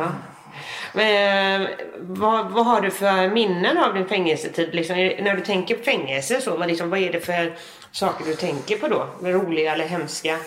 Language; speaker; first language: Swedish; native; Swedish